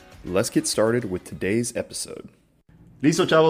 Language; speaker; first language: English; native; English